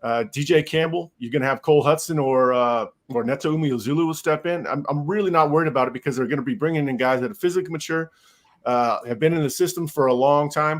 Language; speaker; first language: English; native; English